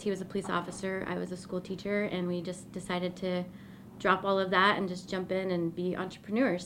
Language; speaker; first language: English; native; English